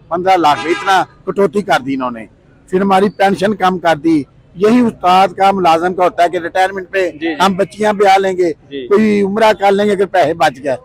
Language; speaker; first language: Urdu; non-native, local second language; Punjabi